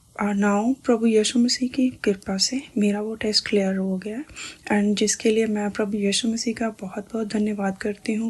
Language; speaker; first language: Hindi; native; Hindi